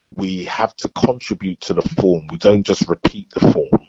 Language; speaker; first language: English; native; English